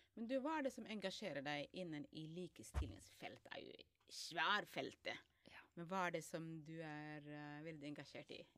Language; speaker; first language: Norwegian; non-native, fluent; Somali